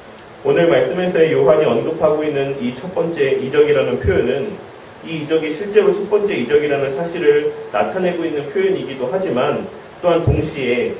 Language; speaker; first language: Korean; native; Korean